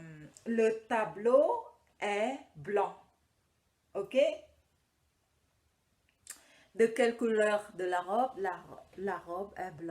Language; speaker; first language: French; non-native, fluent; Khmer